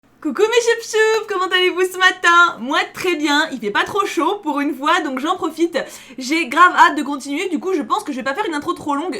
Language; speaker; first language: French; native; French